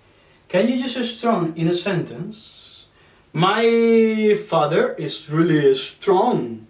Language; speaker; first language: English; non-native, learner; Spanish